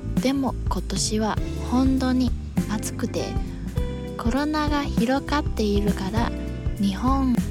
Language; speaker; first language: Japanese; non-native, learner; Chinese